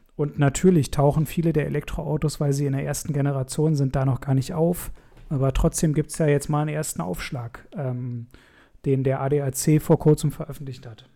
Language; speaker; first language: German; native; German